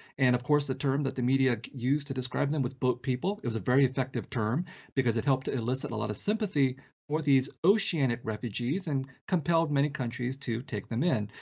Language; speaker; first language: English; early bilingual, other home language; Vietnamese